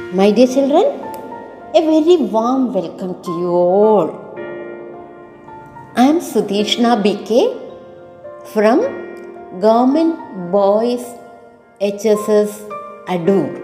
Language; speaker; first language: English; non-native, local second language; Malayalam